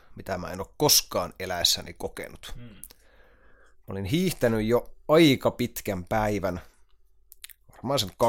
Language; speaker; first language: Finnish; native; Finnish